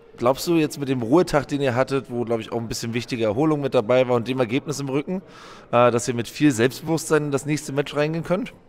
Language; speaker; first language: German; native; German